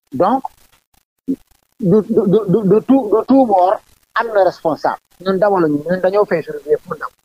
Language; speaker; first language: Wolof; non-native, local second language; Jola-Fonyi